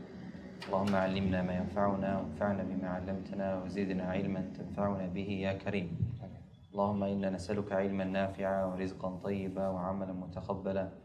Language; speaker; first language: Arabic; native; Arabic